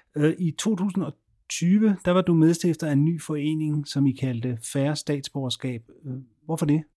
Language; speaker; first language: Danish; native; Danish